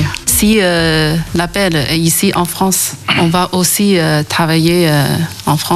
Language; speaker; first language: French; non-native, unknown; Chinese